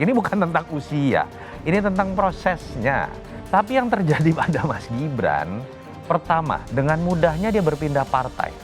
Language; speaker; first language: Indonesian; native; Indonesian